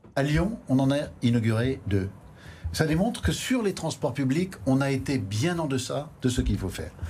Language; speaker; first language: French; native; French